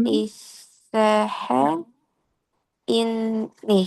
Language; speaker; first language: German; non-native, learner; Indonesian